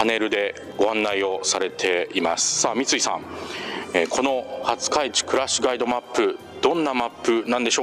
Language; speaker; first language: Japanese; native; Japanese